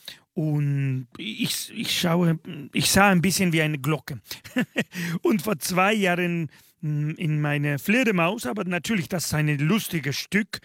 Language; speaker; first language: German; non-native, fluent; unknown